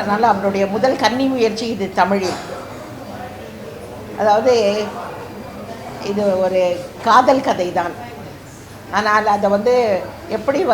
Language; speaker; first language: Tamil; native; Tamil